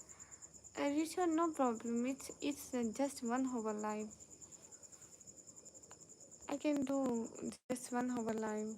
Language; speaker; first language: English; non-native, learner; Urdu